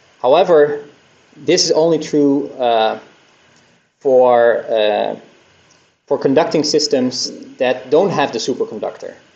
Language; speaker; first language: English; non-native, fluent; Dutch